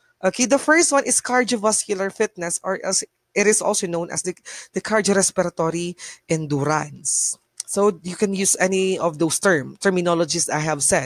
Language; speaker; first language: English; non-native, local second language; Bikol